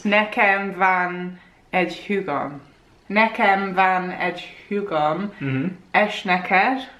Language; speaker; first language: Hungarian; non-native, learner; English